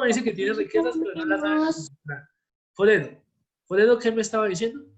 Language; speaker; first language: Spanish; native; Spanish